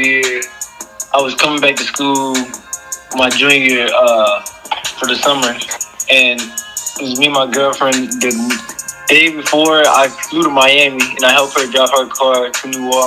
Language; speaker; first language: English; native; English